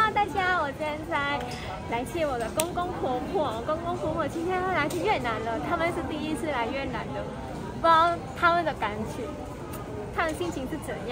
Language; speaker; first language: Chinese; non-native, local second language; Vietnamese